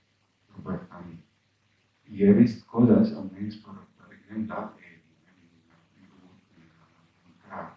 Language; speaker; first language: Catalan; non-native, fluent; Arabic